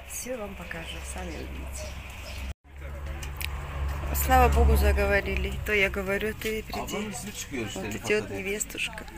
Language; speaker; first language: Russian; native; Russian